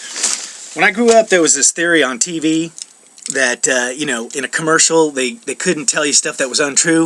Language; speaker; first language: English; native; English